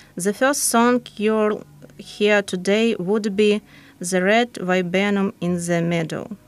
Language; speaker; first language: English; non-native, fluent; Ukrainian